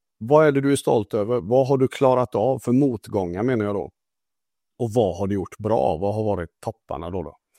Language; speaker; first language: Swedish; early bilingual, other home language; Italian